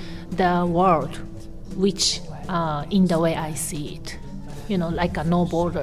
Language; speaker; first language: English; non-native, learner; Japanese